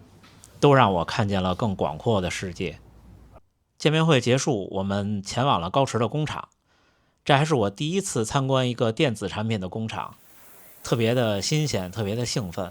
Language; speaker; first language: Chinese; native; Chinese